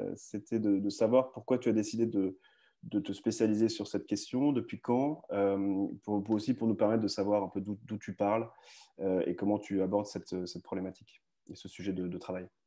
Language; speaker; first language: French; native; French